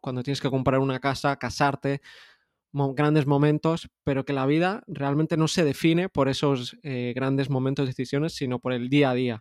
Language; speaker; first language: Spanish; native; Spanish